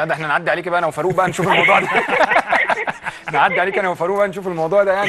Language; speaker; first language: Arabic; native; Arabic